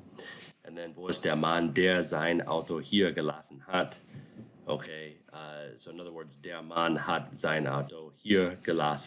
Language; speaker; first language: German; non-native, fluent; English